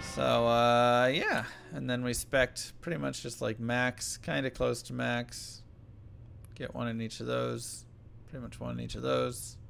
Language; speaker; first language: English; native; English